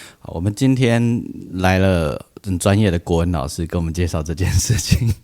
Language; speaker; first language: Chinese; native; Chinese